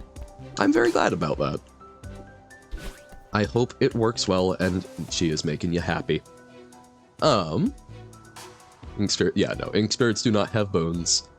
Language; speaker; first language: English; native; English